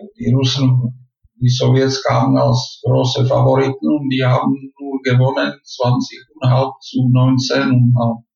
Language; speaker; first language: German; non-native, fluent; Czech